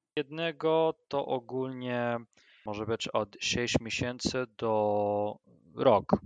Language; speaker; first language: Polish; non-native, learner; Arabic